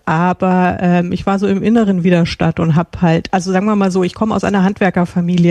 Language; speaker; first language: German; native; German